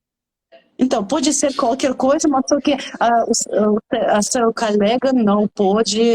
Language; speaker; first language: Portuguese; non-native, fluent; Russian